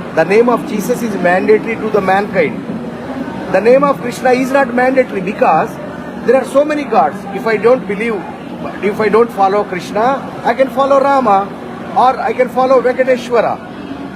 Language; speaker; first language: English; non-native, local second language; Telugu